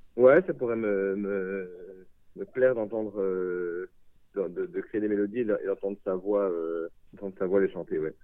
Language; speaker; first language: French; native; French